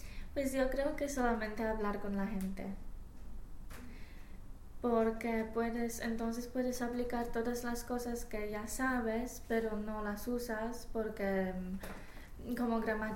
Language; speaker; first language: Spanish; non-native, fluent; English